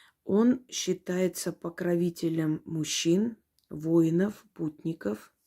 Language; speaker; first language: Russian; native; Russian